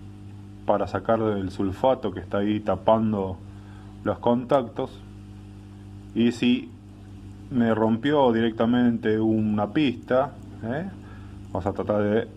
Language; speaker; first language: Spanish; native; Spanish